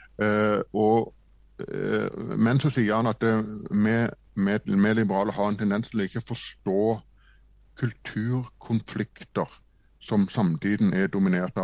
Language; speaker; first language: Norwegian; native; Norwegian